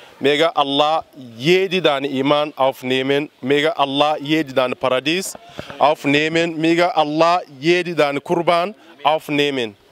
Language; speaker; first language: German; non-native, learner; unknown